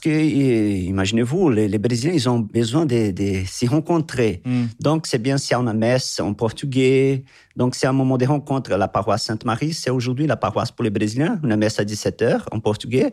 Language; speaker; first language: French; non-native, fluent; Portuguese